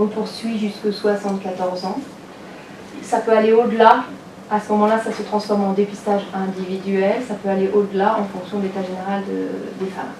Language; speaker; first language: French; native; French